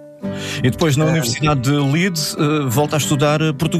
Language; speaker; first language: Portuguese; native; Portuguese